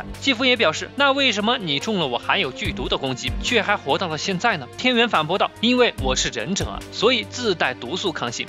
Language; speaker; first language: Chinese; native; Chinese